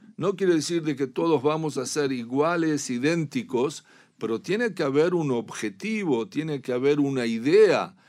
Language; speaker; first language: Spanish; native; Spanish